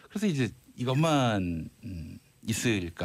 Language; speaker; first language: Korean; native; Korean